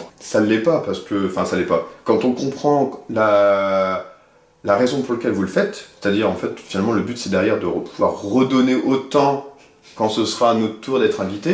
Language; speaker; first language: French; native; French